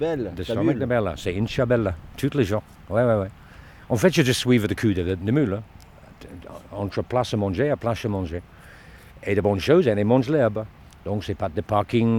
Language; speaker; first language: French; non-native, learner; Dutch